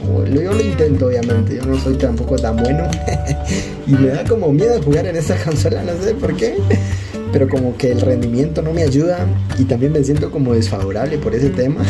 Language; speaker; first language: Spanish; native; Spanish